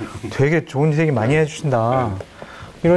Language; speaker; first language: Korean; native; Korean